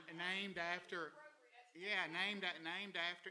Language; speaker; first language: English; native; English